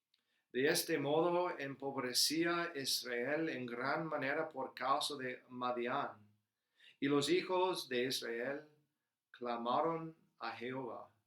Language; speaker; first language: Spanish; non-native, fluent; English